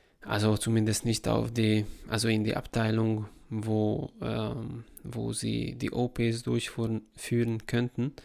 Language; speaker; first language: German; non-native, fluent; Hungarian